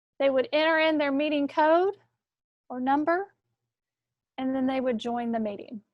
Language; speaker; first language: English; native; English